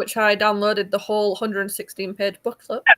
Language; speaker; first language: English; native; English